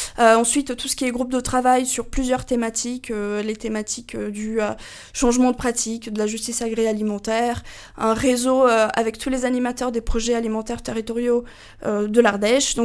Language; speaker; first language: French; non-native, fluent; Portuguese